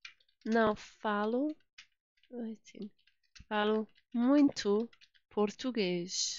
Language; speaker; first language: Portuguese; non-native, fluent; English